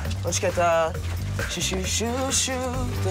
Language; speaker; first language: Czech; non-native, fluent; English